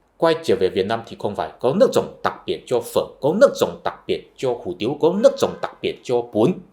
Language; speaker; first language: Vietnamese; non-native, fluent; Chinese